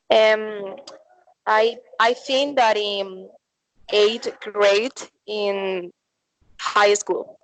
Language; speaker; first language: English; non-native, learner; Spanish